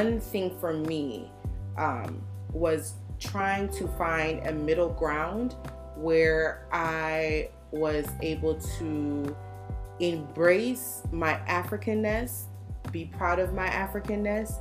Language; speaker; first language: English; native; English